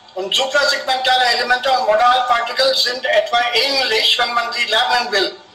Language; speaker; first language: German; non-native, fluent; Hindi